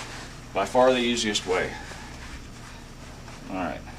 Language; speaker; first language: English; native; English